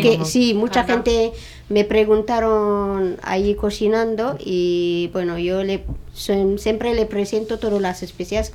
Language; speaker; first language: Spanish; non-native, learner; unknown